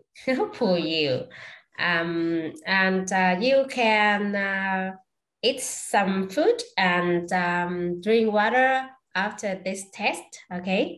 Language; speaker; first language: English; non-native, fluent; Vietnamese